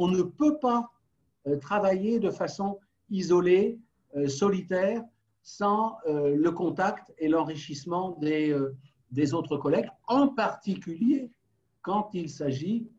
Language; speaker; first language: French; native; French